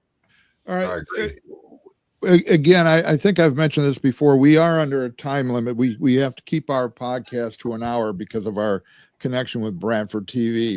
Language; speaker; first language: English; native; English